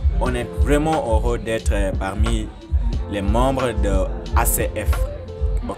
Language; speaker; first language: French; non-native, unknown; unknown